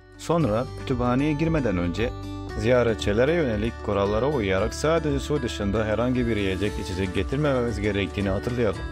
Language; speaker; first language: Turkish; non-native, fluent; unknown